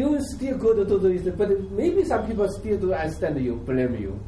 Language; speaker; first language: English; non-native, learner; Chinese